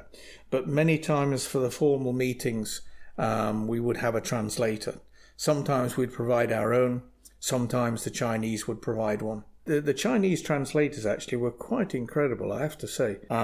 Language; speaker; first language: English; native; English